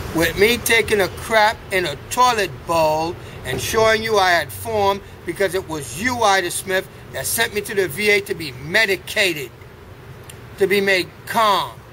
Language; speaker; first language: English; native; English